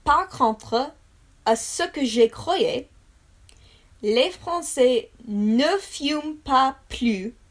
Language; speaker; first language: French; non-native, learner; English